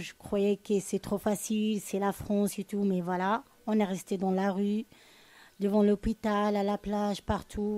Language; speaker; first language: French; non-native, learner; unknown